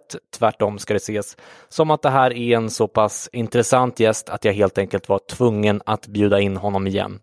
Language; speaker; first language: Swedish; native; Swedish